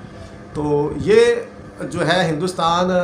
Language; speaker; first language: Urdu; non-native, local second language; Punjabi